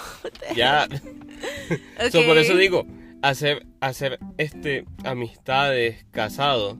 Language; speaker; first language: Spanish; native; Spanish